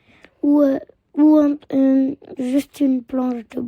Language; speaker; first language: French; early bilingual, other home language; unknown